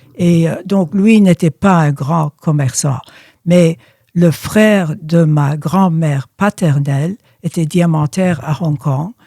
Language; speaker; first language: French; early bilingual, other home language; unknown